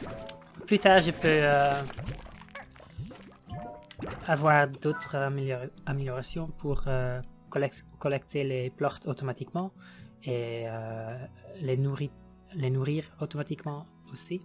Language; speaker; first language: French; non-native, learner; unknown